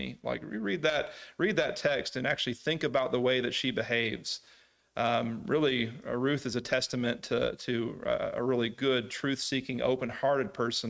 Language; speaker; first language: English; native; English